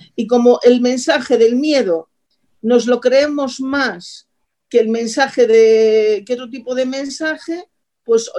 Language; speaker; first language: Spanish; native; Spanish